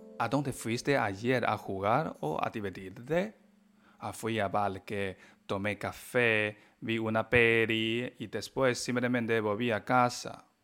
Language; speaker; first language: Spanish; non-native, fluent; Chinese